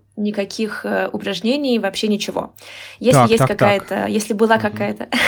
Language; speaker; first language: Russian; native; Russian